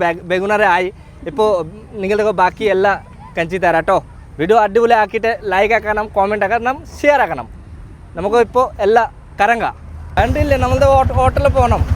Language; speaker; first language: Malayalam; non-native, learner; Bangla